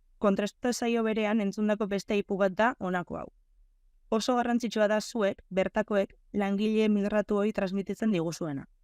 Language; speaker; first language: Basque; native; Basque